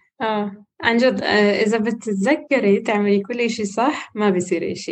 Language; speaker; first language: Arabic; non-native, fluent; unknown